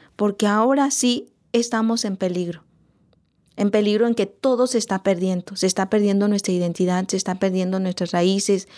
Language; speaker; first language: Spanish; non-native, local second language; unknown